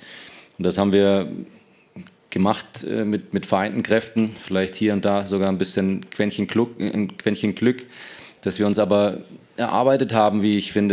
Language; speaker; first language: German; native; German